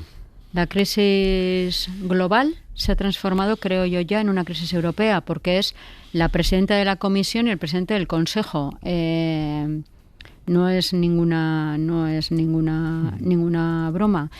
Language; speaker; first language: Spanish; native; Spanish